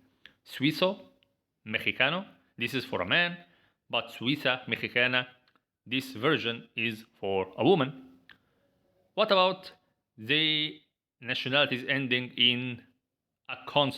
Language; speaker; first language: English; non-native, fluent; Arabic